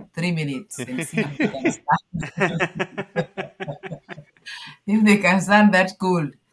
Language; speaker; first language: English; non-native, local second language; Luo (Kenya and Tanzania)